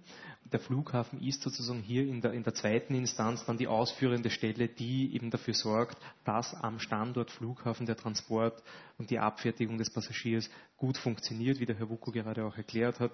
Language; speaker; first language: German; native; German